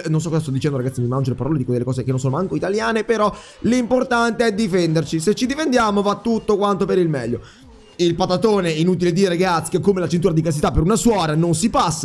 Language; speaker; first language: Italian; native; Italian